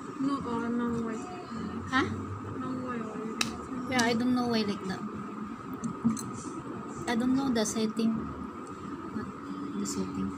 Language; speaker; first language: English; non-native, learner; Filipino